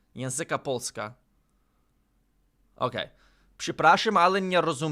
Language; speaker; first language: Polish; non-native, learner; English